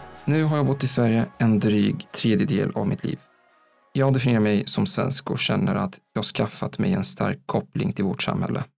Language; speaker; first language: Swedish; non-native, fluent; Arabic